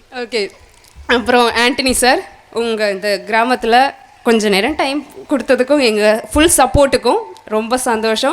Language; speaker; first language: Tamil; non-native, learner; Malayalam